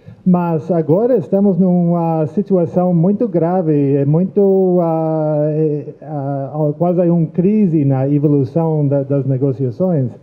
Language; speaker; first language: Portuguese; non-native, fluent; English